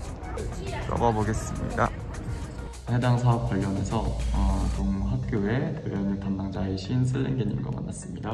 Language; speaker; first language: Korean; non-native, fluent; Mongolian